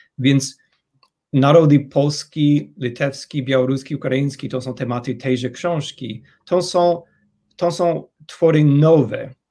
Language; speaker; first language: Polish; non-native, fluent; English